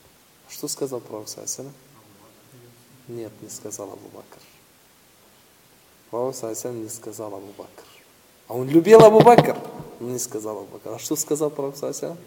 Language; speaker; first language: Russian; non-native, local second language; Tatar